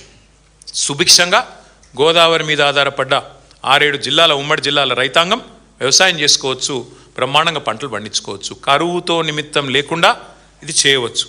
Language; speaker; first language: Telugu; native; Telugu